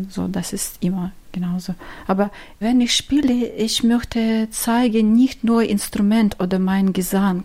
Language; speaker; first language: German; non-native, learner; Ukrainian